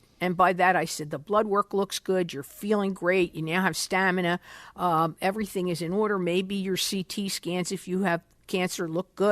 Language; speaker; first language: English; native; English